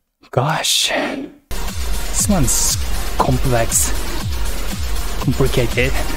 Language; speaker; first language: English; non-native, learner; Japanese